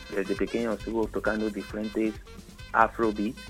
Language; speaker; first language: Spanish; non-native, learner; Yoruba